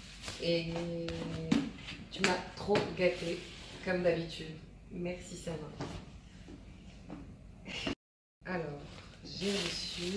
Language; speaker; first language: French; non-native, local second language; Arabic